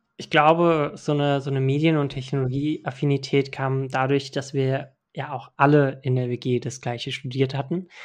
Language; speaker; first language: German; early bilingual, other home language; Turkish